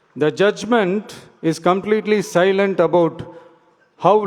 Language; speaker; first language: English; non-native, local second language; Tamil